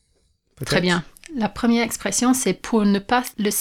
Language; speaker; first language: French; non-native, fluent; English